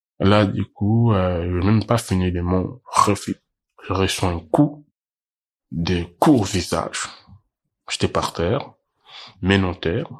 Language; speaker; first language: French; non-native, local second language; Portuguese